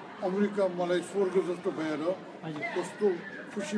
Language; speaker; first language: Nepali; non-native, local second language; Newari